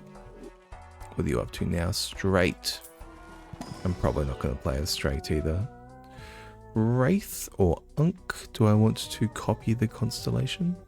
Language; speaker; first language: English; native; English